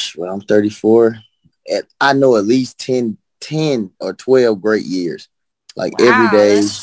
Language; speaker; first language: English; native; English